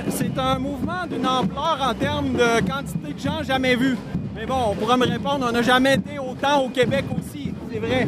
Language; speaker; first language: French; native; French